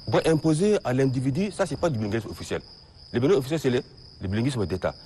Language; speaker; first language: French; non-native, local second language; Arabic